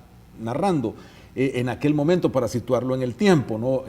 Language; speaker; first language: Spanish; native; Spanish